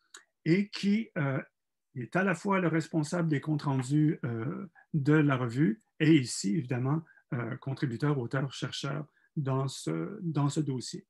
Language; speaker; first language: French; native; French